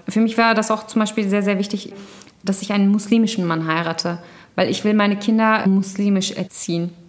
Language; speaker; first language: German; early bilingual, other home language; Turkish